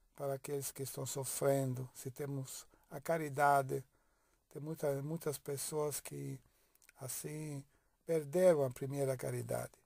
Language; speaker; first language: Portuguese; non-native, fluent; Italian